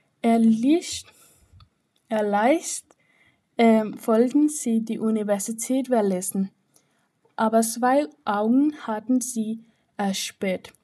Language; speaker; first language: German; non-native, learner; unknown